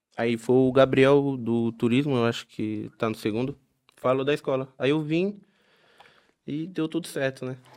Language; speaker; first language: Portuguese; native; Portuguese